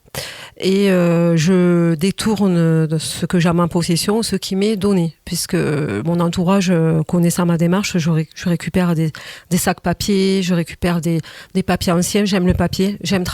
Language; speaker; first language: French; native; French